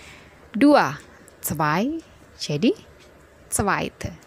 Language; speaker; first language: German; non-native, fluent; Indonesian